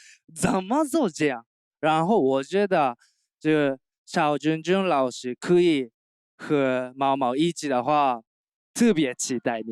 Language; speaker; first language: Chinese; non-native, learner; Japanese